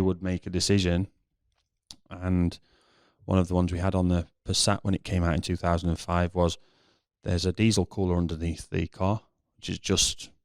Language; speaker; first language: English; native; English